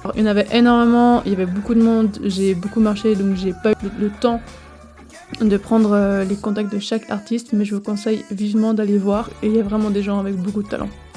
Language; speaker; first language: French; native; French